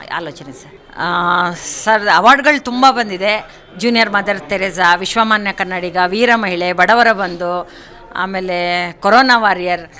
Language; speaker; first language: Kannada; non-native, local second language; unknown